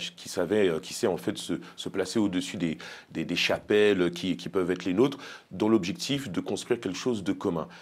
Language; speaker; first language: French; native; French